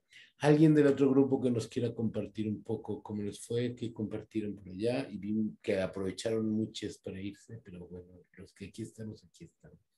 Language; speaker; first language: Spanish; native; Spanish